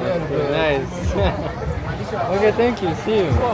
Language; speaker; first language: English; non-native, learner; French